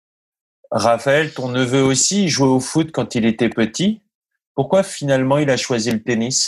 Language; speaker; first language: French; native; French